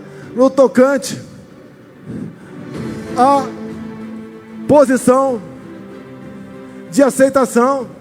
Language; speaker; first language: Portuguese; native; Portuguese